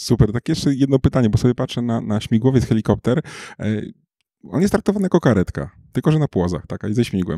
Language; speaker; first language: Polish; native; Polish